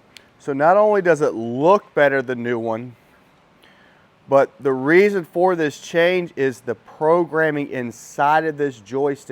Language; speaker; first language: English; native; English